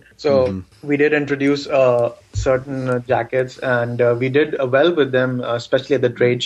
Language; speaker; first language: English; non-native, local second language; Urdu